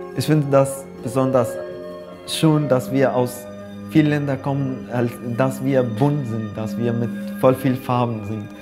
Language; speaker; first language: German; non-native, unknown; Arabic